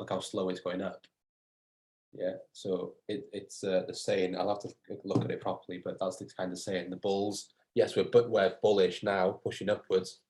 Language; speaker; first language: English; native; English